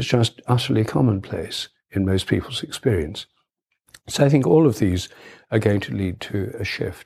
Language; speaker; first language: English; native; English